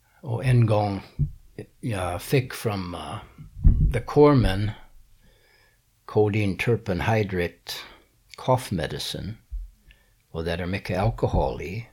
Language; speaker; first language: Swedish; non-native, fluent; English